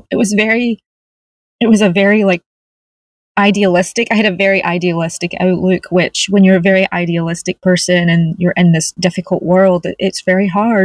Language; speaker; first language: English; native; English